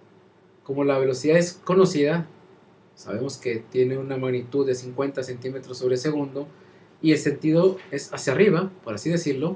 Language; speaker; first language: Spanish; native; Spanish